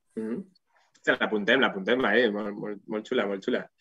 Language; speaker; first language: Spanish; non-native, local second language; Catalan